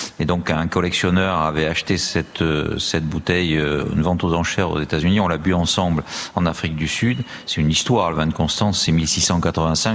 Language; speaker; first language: French; native; French